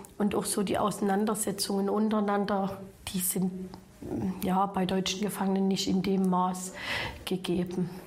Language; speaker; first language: German; native; German